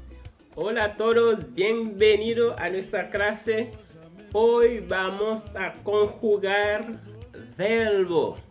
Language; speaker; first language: Spanish; non-native, fluent; Haitian Creole